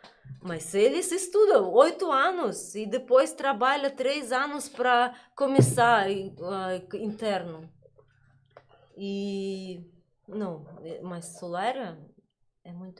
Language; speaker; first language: Portuguese; non-native, learner; Russian